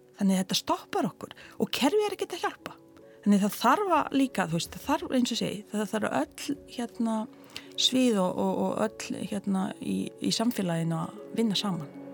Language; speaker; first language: Icelandic; non-native, fluent; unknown